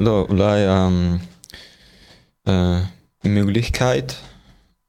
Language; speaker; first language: Hebrew; non-native, learner; Russian